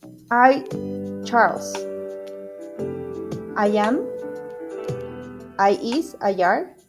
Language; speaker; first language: English; non-native, fluent; Spanish